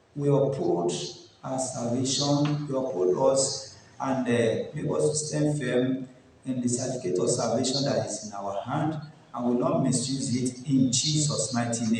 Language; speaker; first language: English; non-native, local second language; Yoruba